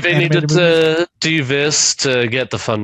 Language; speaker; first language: English; native; English